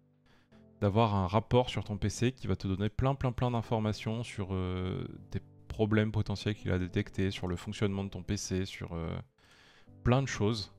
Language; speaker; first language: French; native; French